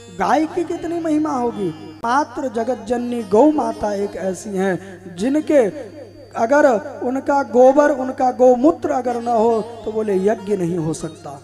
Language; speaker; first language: Hindi; native; Hindi